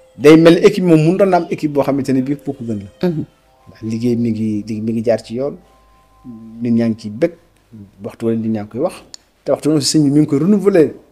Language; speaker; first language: Wolof; native; Wolof